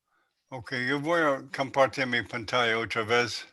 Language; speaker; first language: Spanish; non-native, learner; English